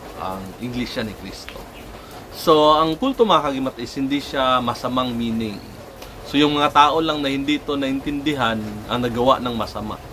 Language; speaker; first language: Filipino; native; Filipino